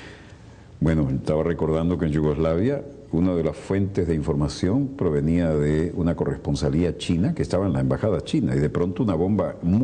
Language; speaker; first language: Spanish; native; Spanish